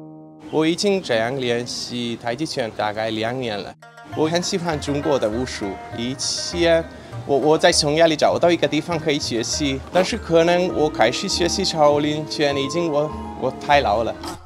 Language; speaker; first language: Chinese; non-native, fluent; Hungarian